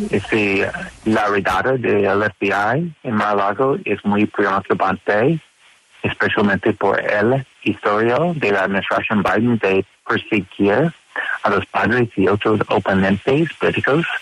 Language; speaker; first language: Spanish; non-native, learner; English